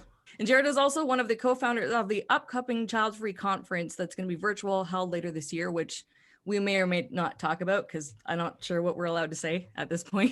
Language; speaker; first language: English; native; English